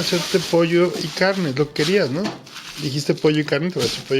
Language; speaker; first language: Spanish; native; Spanish